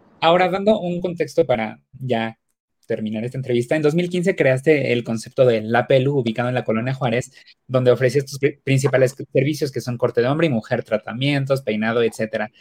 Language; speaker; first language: Spanish; native; Spanish